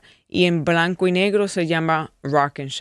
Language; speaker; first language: Spanish; early bilingual, heritage; English